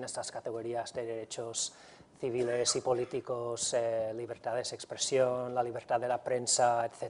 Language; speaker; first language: Spanish; non-native, fluent; English